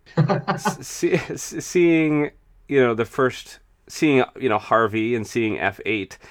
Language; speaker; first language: English; native; English